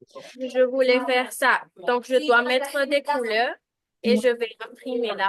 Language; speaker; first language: French; non-native, learner; Spanish